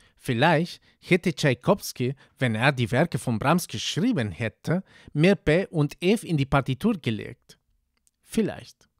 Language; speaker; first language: German; non-native, fluent; Spanish